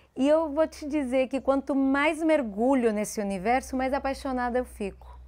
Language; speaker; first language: Portuguese; early bilingual, heritage; Spanish